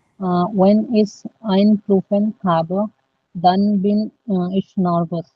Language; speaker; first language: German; non-native, learner; Hindi